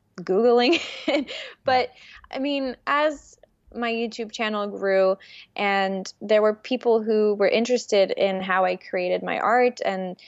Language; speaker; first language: English; early bilingual, other home language; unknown